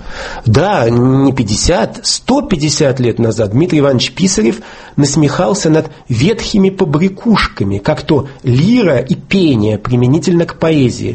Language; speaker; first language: Russian; native; Russian